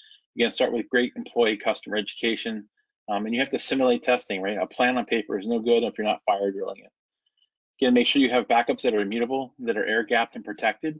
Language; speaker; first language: English; native; English